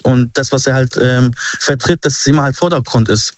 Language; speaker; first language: German; early bilingual, other home language; Arabic